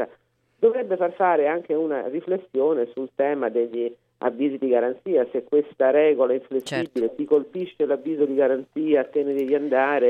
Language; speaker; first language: Italian; native; Italian